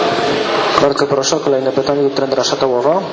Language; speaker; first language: Polish; native; Polish